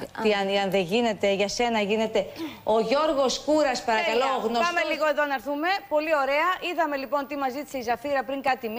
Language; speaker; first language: Greek; native; Greek